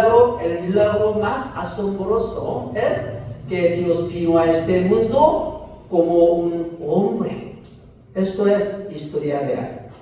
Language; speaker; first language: Spanish; non-native, fluent; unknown